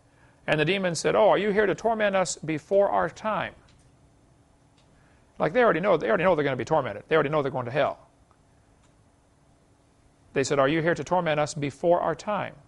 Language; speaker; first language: English; native; English